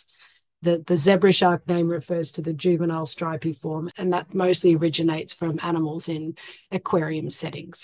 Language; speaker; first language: English; native; English